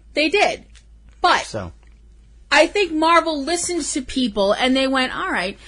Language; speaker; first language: English; native; English